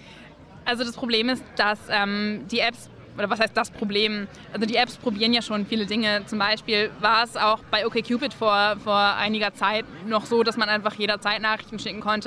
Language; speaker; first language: German; native; German